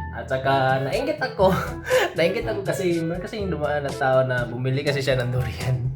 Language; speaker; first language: Filipino; non-native, local second language; Cebuano